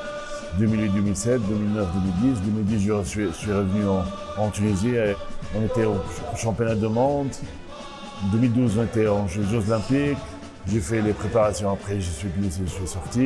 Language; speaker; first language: French; non-native, local second language; Arabic